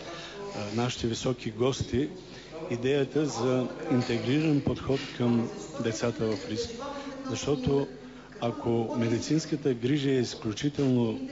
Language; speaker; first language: Bulgarian; native; Bulgarian